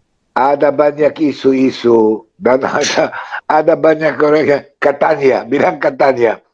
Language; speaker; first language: Indonesian; non-native, fluent; Hebrew